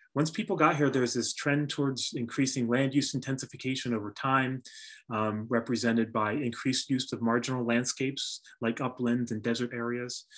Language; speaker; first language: English; native; English